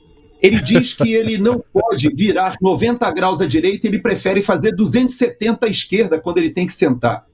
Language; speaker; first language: Portuguese; native; Portuguese